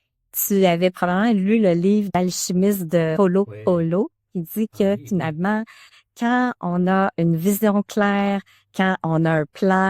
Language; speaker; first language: French; native; French